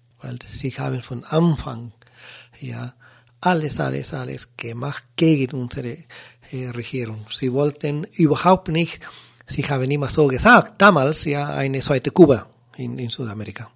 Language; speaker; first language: German; non-native, learner; Spanish